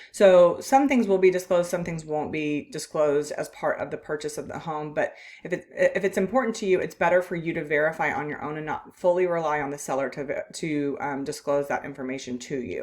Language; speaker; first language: English; native; English